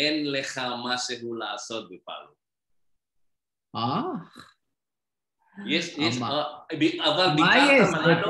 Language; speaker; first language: Hebrew; non-native, learner; Indonesian